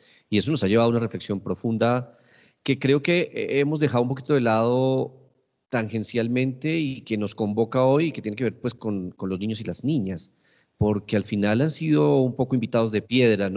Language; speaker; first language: Spanish; native; Spanish